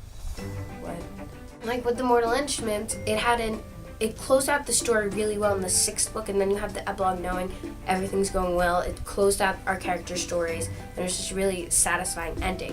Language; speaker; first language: English; native; English